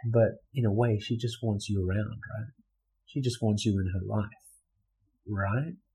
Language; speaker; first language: English; native; English